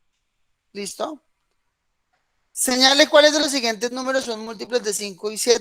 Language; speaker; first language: Spanish; native; Spanish